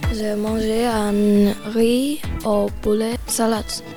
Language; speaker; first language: French; non-native, learner; Khmer